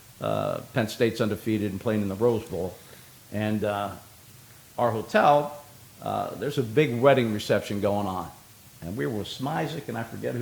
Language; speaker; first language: English; native; English